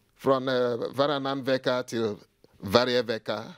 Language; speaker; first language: Swedish; non-native, fluent; Igbo